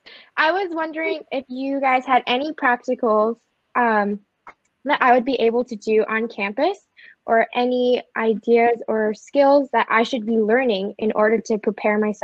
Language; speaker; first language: English; native; English